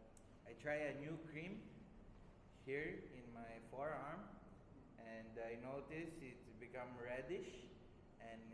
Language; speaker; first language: English; non-native, fluent; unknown